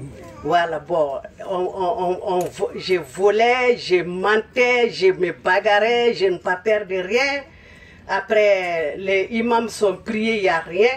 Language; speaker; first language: French; non-native, local second language; Bambara